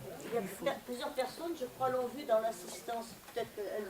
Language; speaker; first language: French; native; French